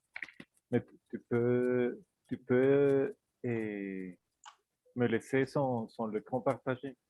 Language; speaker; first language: French; non-native, fluent; Spanish